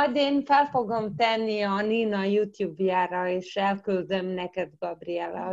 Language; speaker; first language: Hungarian; early bilingual, heritage; Croatian